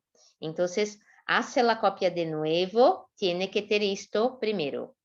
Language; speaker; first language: Spanish; non-native, fluent; Portuguese